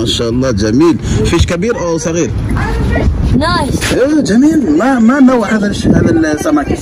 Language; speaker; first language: Arabic; non-native, learner; French